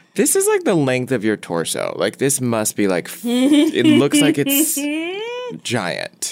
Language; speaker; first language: English; early bilingual, other home language; Korean